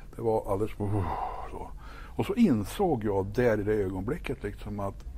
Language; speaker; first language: Swedish; native; Swedish